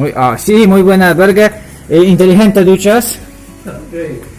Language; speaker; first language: Spanish; non-native, learner; Polish